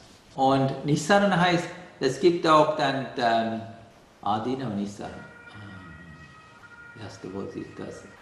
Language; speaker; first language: German; non-native, learner; Sinhala